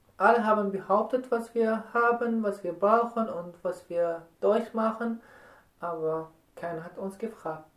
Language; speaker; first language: German; non-native, fluent; Arabic